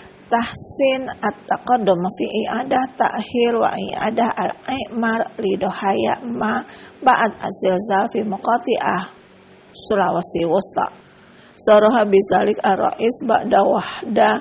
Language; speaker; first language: Arabic; non-native, fluent; Indonesian